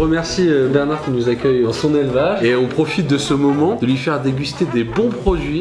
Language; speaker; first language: French; native; French